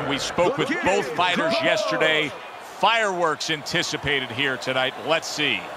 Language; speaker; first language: English; native; English